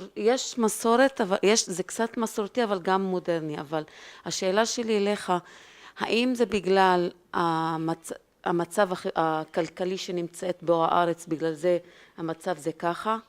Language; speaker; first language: Hebrew; non-native, local second language; Arabic